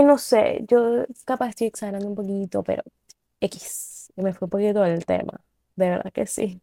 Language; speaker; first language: Spanish; native; Spanish